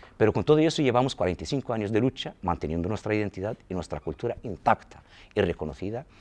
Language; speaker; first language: Spanish; non-native, local second language; Arabic